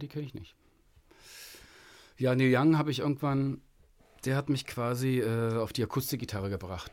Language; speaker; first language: German; native; German